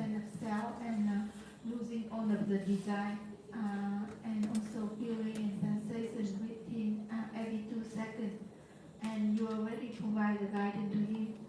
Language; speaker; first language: English; non-native, fluent; Vietnamese